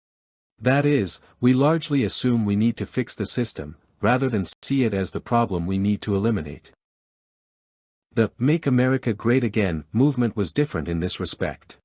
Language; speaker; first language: English; native; English